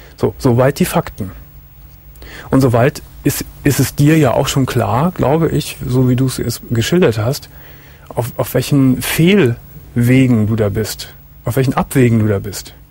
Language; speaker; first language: German; native; German